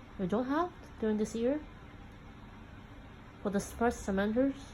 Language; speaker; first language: English; non-native, local second language; Cantonese